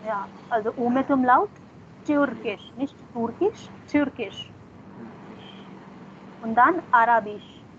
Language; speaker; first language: German; non-native, fluent; Hindi